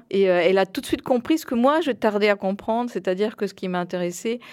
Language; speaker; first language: French; early bilingual, heritage; Spanish